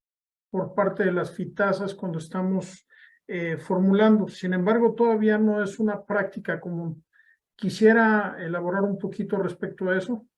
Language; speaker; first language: Spanish; native; Spanish